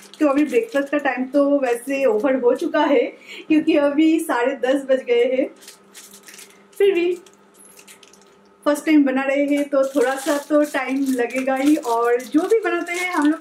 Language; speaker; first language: Hindi; non-native, local second language; Bangla